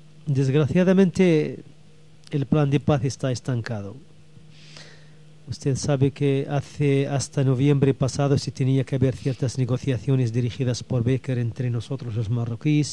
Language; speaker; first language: Spanish; non-native, local second language; Arabic